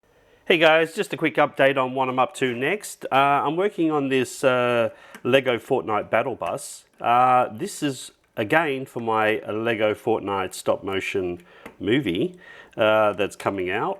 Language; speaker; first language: English; native; English